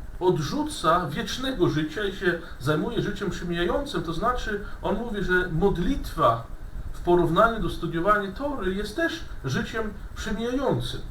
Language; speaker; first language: Polish; non-native, fluent; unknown